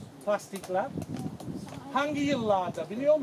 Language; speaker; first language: Turkish; non-native, fluent; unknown